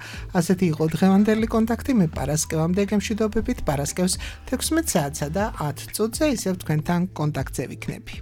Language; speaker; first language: Georgian; native; Georgian